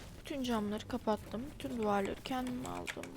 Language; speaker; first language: Turkish; native; Turkish